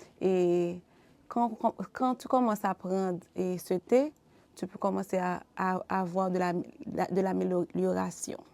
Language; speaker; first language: French; non-native, local second language; Haitian Creole